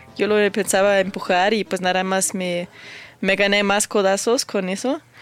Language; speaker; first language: Spanish; native; Spanish